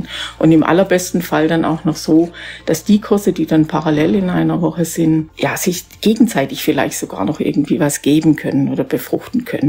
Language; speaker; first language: German; native; German